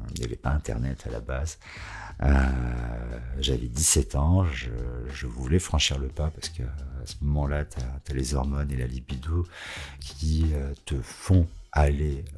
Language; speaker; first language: French; native; French